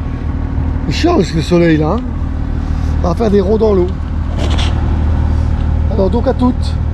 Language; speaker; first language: French; native; French